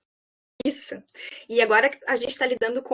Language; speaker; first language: Portuguese; native; Portuguese